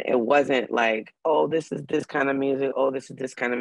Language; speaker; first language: English; native; English